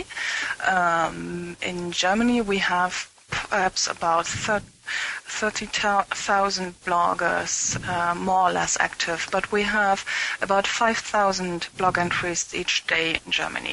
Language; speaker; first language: English; non-native, fluent; German